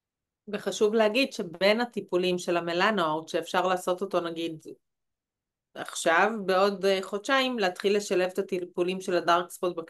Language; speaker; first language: Hebrew; native; Hebrew